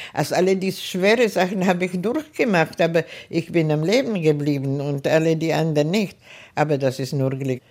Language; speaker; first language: German; non-native, fluent; Czech